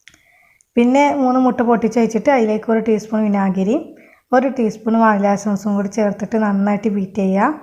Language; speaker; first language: Malayalam; native; Malayalam